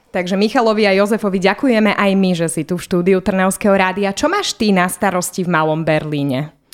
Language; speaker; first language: Slovak; native; Slovak